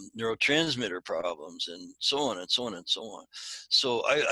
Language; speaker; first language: English; native; English